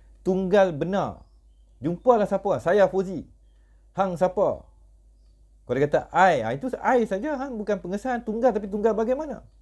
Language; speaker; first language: Malay; native; Malay